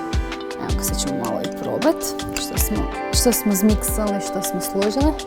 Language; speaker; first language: Croatian; native; Croatian